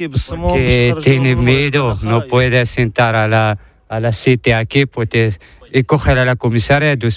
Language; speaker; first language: Spanish; non-native, learner; Arabic